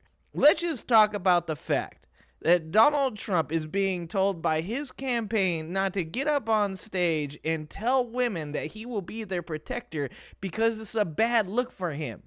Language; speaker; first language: English; native; English